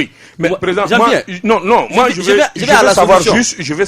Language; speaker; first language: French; non-native, local second language; Bambara